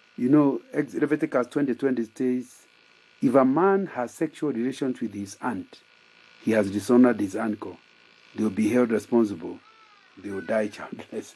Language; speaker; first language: English; non-native, local second language; Kikuyu